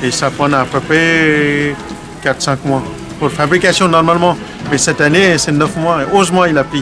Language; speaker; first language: French; non-native, learner; Nepali